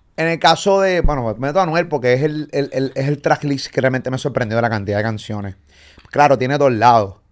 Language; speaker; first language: Spanish; native; Spanish